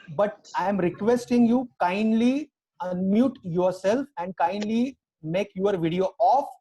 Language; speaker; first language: English; non-native, local second language; Marathi